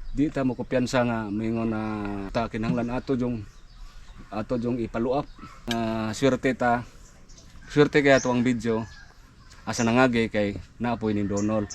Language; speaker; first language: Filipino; non-native, local second language; Cebuano